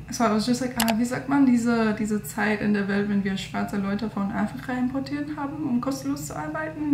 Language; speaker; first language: German; non-native, fluent; English